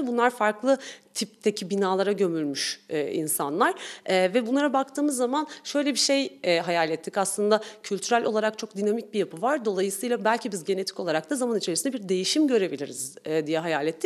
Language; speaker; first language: Turkish; native; Turkish